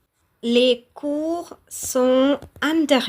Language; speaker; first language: French; non-native, fluent; Tamil